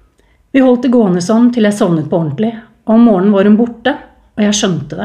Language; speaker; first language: Norwegian; native; Norwegian